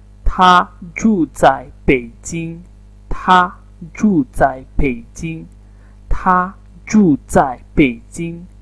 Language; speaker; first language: Chinese; non-native, learner; Urdu